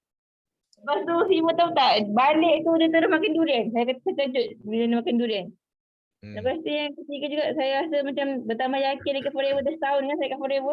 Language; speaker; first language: Malay; native; Malay